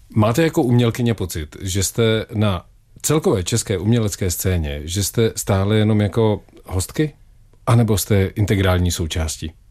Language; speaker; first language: Czech; native; Czech